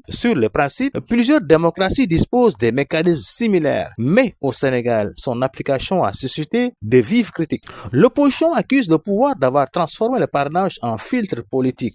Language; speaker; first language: French; non-native, local second language; Wolof